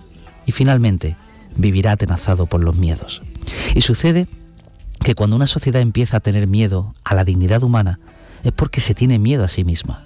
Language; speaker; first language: Spanish; native; Spanish